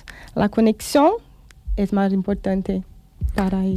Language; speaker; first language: Spanish; non-native, learner; Portuguese